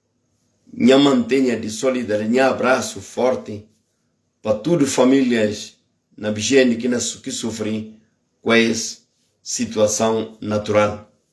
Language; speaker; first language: Portuguese; non-native, local second language; Upper Guinea Crioulo